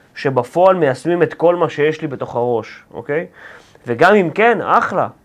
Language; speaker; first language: Hebrew; native; Hebrew